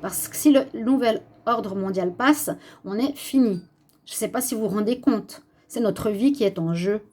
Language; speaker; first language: French; native; French